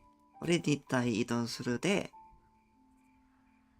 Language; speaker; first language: Japanese; non-native, learner; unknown